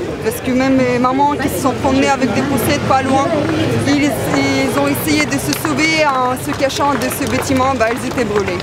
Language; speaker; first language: French; non-native, fluent; Russian